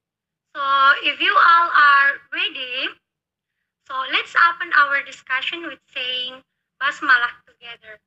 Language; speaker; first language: English; non-native, learner; Indonesian